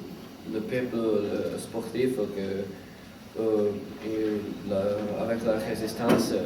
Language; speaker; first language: French; non-native, learner; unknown